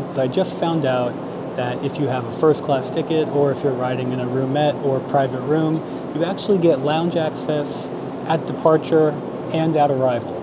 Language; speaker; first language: English; native; English